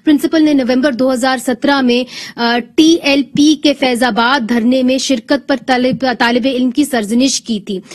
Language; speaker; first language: Urdu; native; Urdu